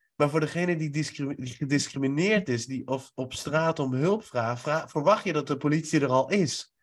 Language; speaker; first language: Dutch; early bilingual, other home language; Persian